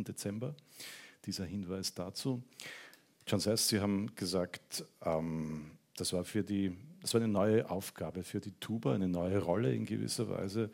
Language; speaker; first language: German; native; German